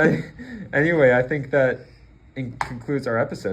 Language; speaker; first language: English; native; English